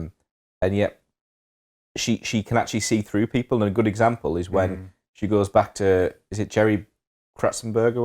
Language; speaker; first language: English; native; English